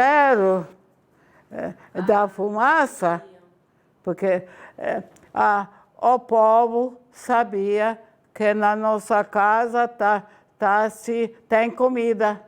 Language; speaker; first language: Portuguese; non-native, fluent; Ukrainian